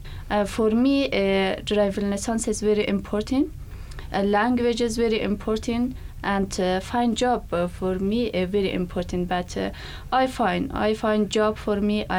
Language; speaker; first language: English; non-native, learner; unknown